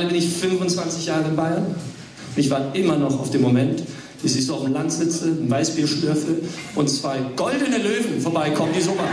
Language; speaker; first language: German; early bilingual, other home language; English